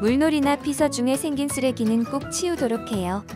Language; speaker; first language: Korean; native; Korean